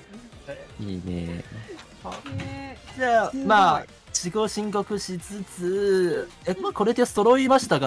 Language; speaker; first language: Japanese; non-native, fluent; Chinese